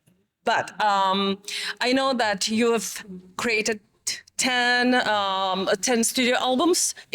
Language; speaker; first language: English; non-native, fluent; Czech